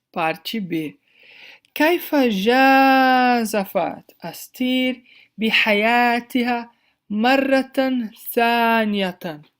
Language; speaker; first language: Arabic; non-native, fluent; Portuguese